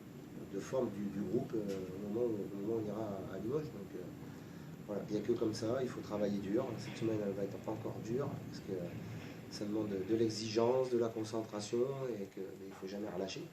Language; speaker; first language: French; native; French